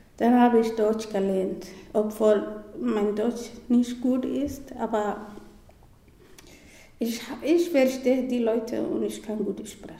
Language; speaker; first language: German; non-native, learner; Somali